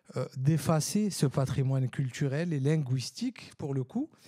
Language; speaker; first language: French; non-native, local second language; Arabic